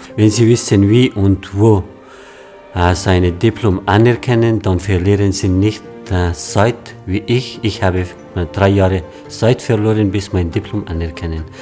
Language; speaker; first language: German; non-native, learner; Persian